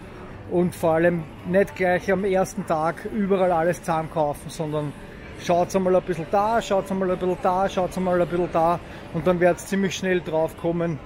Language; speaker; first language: German; native; German